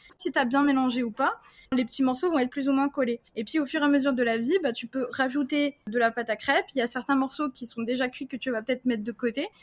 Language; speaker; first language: French; early bilingual, other home language; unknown